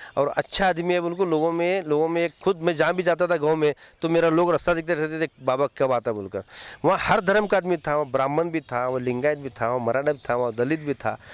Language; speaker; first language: Hindi; non-native, local second language; Urdu